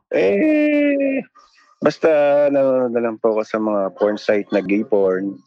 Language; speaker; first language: Filipino; native; Filipino